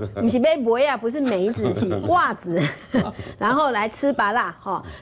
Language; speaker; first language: Chinese; native; Chinese